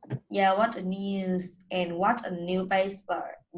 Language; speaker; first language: English; non-native, learner; Vietnamese